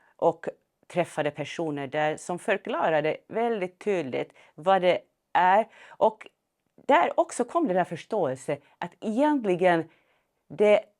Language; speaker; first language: Swedish; non-native, fluent; Finnish